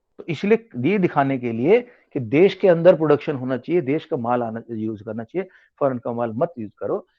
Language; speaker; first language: Hindi; native; Hindi